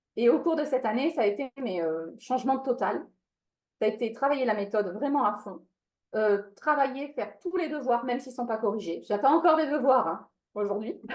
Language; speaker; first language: French; non-native, fluent; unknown